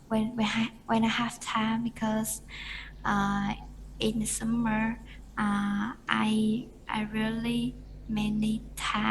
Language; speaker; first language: English; non-native, learner; Vietnamese